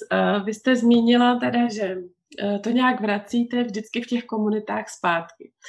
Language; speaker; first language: Czech; native; Czech